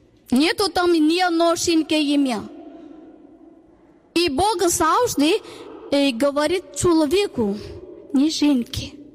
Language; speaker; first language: Ukrainian; non-native, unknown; Malayalam